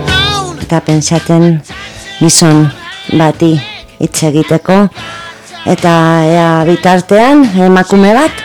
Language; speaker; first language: Basque; non-native, local second language; Spanish